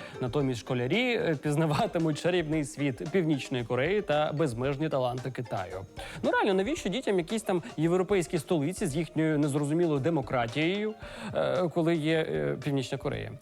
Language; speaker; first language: Ukrainian; native; Ukrainian